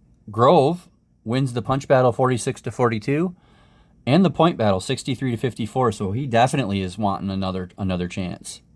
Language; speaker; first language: English; native; English